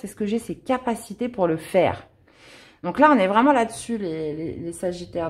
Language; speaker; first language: French; native; French